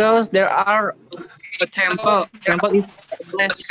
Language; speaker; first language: English; non-native, learner; Indonesian